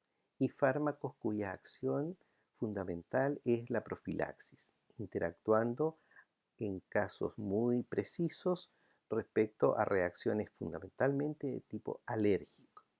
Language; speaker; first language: Spanish; native; Spanish